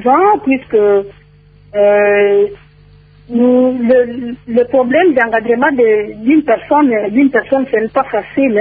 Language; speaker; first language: French; non-native, local second language; Nande